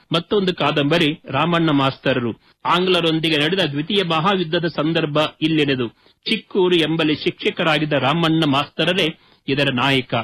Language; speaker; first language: Kannada; native; Kannada